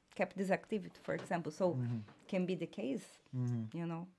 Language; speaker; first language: English; non-native, fluent; Portuguese